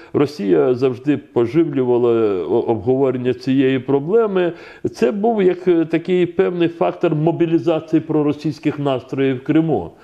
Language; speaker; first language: Ukrainian; non-native, local second language; Crimean Tatar